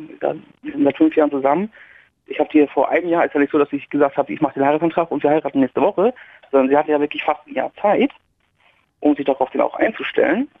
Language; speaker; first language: German; native; German